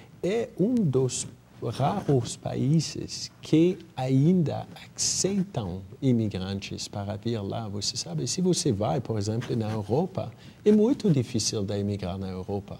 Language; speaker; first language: Portuguese; non-native, fluent; French